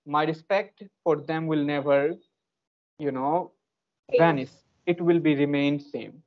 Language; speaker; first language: English; non-native, local second language; Hindi